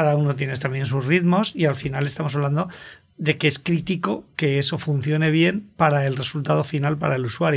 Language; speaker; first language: Spanish; native; Spanish